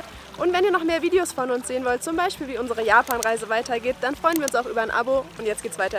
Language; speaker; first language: German; native; German